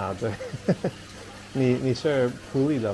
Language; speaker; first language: Chinese; non-native, learner; English